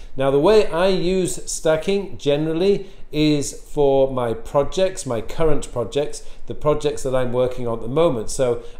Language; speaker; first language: English; native; English